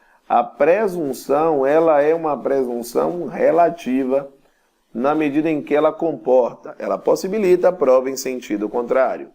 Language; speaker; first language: Portuguese; native; Portuguese